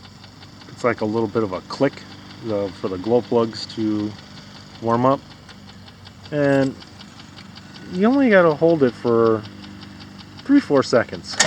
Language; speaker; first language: English; native; English